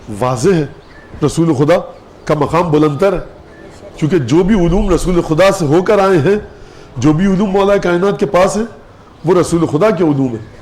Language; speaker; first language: Urdu; native; Urdu